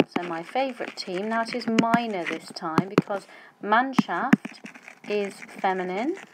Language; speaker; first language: German; non-native, fluent; English